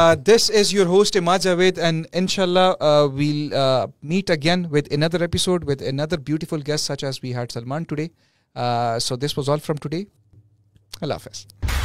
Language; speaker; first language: English; non-native, local second language; Pashto